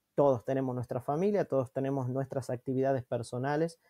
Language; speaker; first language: Spanish; native; Spanish